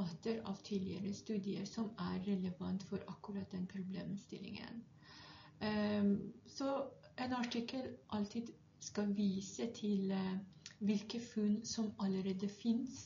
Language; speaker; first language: Norwegian; non-native, fluent; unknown